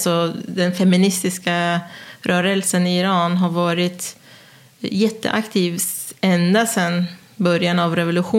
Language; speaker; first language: Swedish; non-native, fluent; Persian